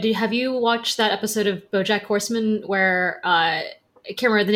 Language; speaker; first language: English; native; English